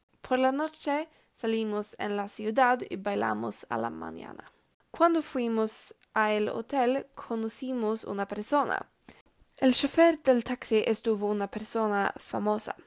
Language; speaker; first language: Spanish; non-native, learner; Swedish